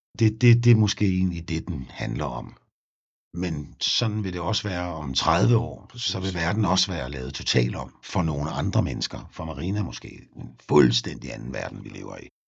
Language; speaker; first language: Danish; native; Danish